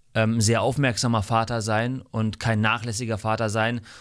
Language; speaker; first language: German; non-native, fluent; English